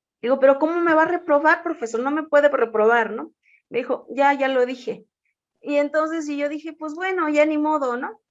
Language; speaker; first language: Spanish; non-native, local second language; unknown